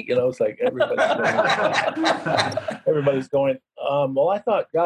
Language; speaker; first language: English; native; English